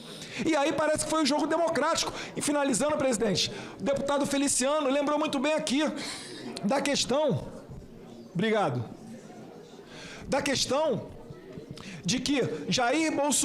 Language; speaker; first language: Portuguese; native; Portuguese